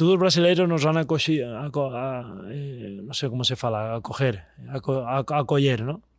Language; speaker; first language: Portuguese; non-native, learner; Spanish